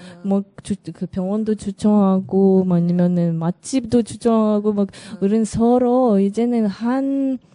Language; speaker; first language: Korean; non-native, learner; Russian